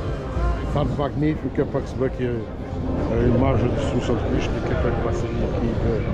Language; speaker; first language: Portuguese; native; Portuguese